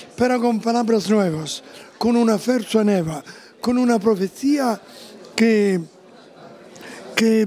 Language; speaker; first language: Spanish; non-native, fluent; Italian